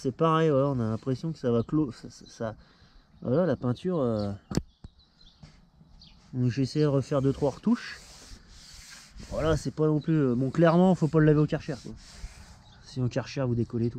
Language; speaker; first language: French; native; French